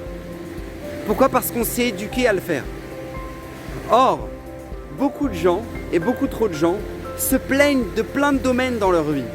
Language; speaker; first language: French; native; French